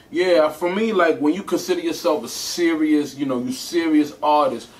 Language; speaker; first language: English; native; English